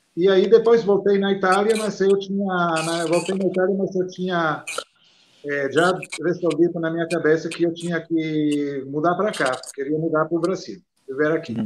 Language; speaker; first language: Portuguese; non-native, fluent; Italian